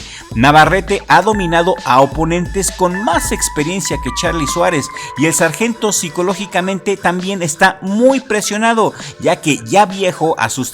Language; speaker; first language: Spanish; native; Spanish